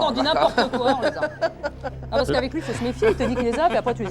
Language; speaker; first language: French; native; French